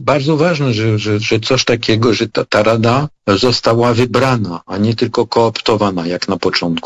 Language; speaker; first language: Polish; non-native, fluent; French